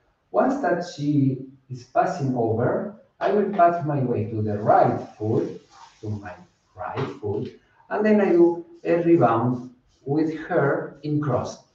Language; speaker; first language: English; non-native, fluent; Spanish